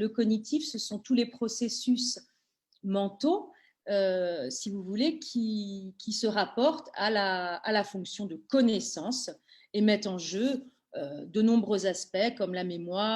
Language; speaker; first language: French; native; French